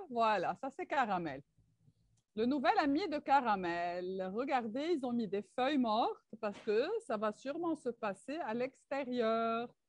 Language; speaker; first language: French; non-native, local second language; Arabic